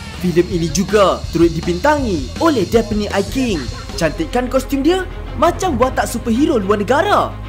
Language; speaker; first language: Malay; native; Malay